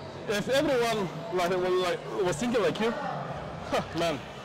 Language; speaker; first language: English; non-native, fluent; Bulgarian